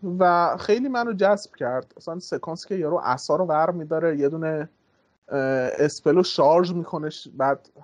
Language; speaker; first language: Persian; native; Persian